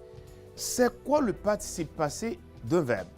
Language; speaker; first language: French; non-native, fluent; Spanish